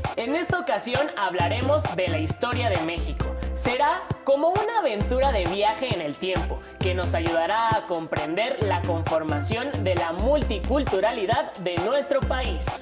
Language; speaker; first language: Spanish; native; Spanish